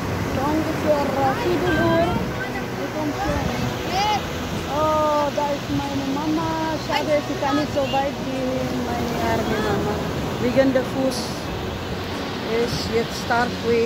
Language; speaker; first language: German; non-native, learner; Filipino